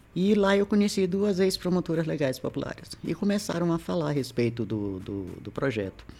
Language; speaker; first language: Portuguese; native; Portuguese